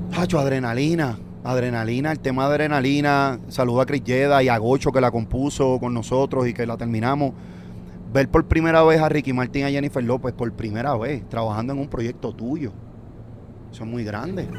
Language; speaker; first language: Spanish; native; Spanish